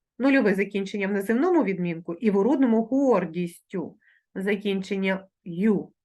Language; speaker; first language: Ukrainian; native; Ukrainian